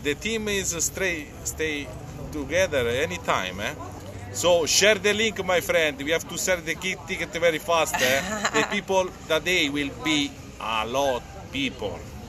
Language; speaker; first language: English; non-native, learner; Italian